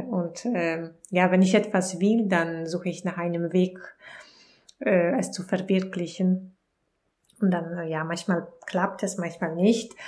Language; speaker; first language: German; non-native, fluent; Polish